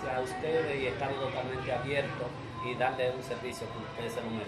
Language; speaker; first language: Spanish; native; Spanish